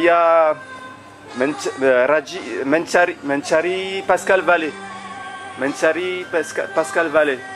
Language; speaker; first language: Indonesian; non-native, learner; French